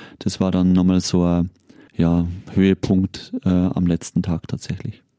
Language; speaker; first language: German; native; German